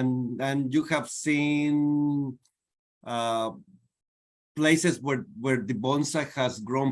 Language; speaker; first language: English; non-native, fluent; Spanish